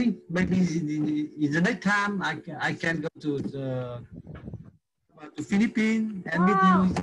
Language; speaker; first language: English; non-native, learner; Vietnamese